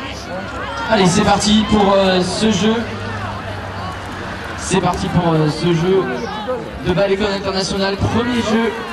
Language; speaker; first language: French; native; French